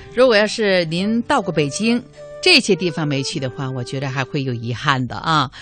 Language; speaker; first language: Chinese; native; Chinese